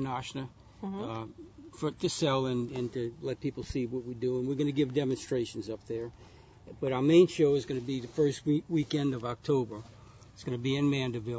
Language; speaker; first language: English; native; English